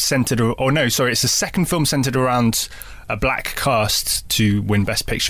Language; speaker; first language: English; native; English